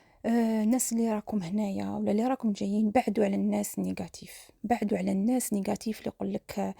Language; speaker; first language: Arabic; native; Arabic